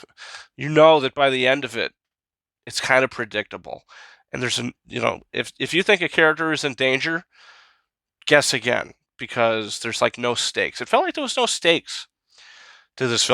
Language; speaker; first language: English; native; English